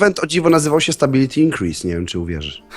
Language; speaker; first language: Polish; native; Polish